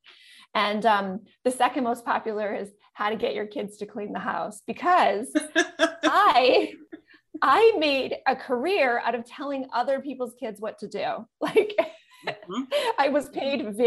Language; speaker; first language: English; native; English